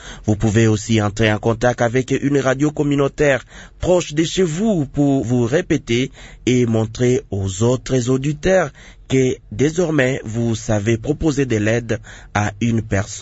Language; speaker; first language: French; non-native, local second language; Lingala